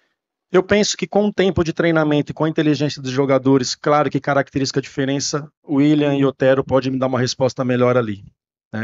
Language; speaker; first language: Portuguese; native; Portuguese